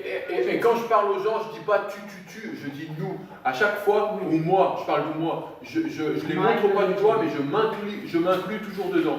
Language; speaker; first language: French; native; French